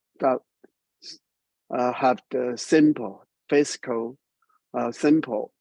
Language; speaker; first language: English; non-native, learner; Chinese